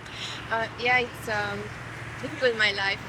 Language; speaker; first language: English; non-native, learner; Hungarian